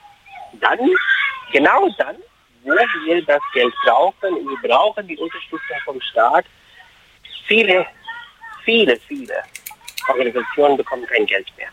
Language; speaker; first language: German; non-native, fluent; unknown